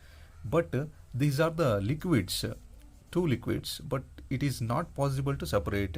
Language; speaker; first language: English; non-native, local second language; Kannada